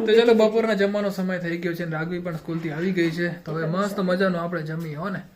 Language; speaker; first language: Gujarati; non-native, local second language; Kachhi